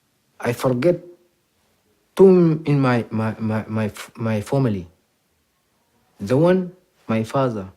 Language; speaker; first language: English; non-native, learner; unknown